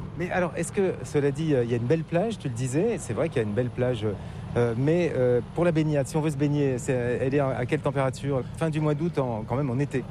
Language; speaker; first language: French; native; French